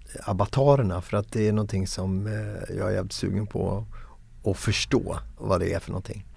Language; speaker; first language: Swedish; native; Swedish